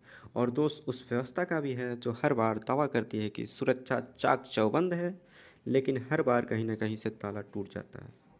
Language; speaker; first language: Hindi; native; Hindi